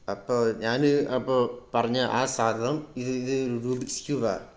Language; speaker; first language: Malayalam; early bilingual, heritage; Malayalam